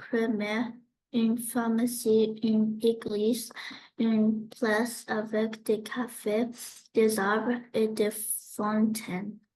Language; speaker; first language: French; non-native, learner; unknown